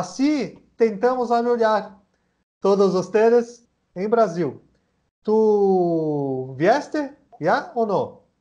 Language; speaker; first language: Spanish; non-native, learner; Portuguese